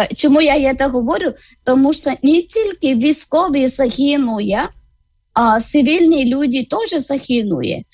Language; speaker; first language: Ukrainian; non-native, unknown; Malayalam